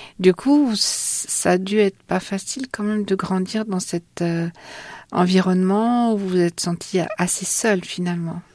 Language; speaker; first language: French; native; French